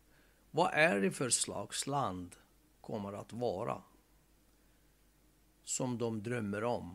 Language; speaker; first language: Swedish; non-native, fluent; Arabic